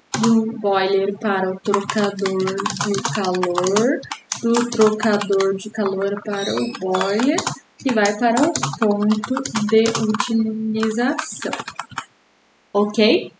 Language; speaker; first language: Portuguese; native; Portuguese